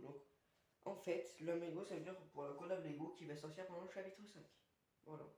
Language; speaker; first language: French; native; French